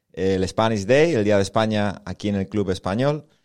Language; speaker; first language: Spanish; native; Spanish